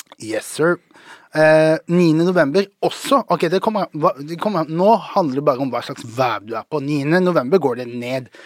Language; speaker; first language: Norwegian; early bilingual, other home language; Somali